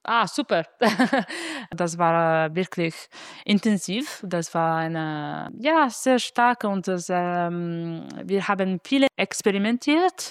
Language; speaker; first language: German; non-native, learner; Italian